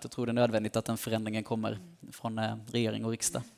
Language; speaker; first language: Swedish; native; Swedish